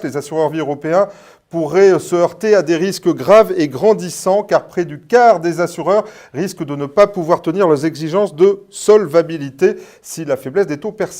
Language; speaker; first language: French; native; French